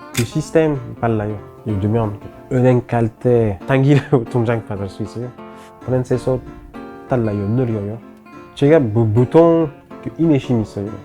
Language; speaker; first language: Korean; non-native, learner; French